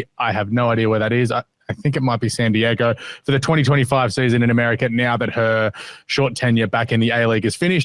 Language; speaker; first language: English; native; English